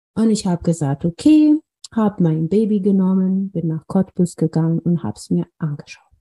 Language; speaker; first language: German; non-native, fluent; Amharic